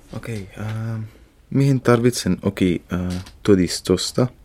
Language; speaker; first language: Finnish; non-native, learner; Arabic